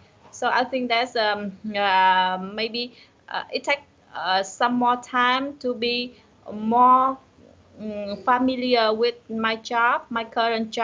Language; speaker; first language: English; non-native, learner; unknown